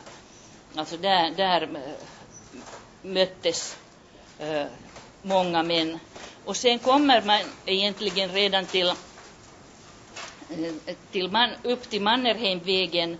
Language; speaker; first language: Swedish; non-native, local second language; Finnish